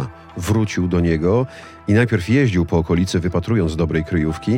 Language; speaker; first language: Polish; native; Polish